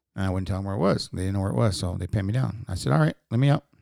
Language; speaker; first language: English; native; English